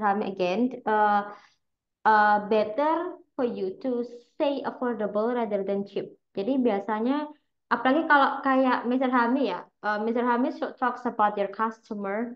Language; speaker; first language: English; non-native, fluent; Indonesian